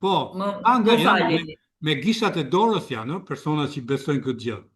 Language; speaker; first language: Albanian; native; Albanian